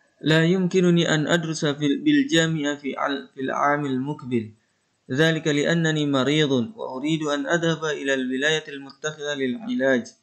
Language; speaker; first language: Arabic; non-native, fluent; Indonesian